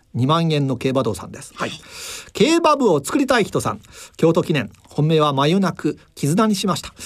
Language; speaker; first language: Japanese; native; Japanese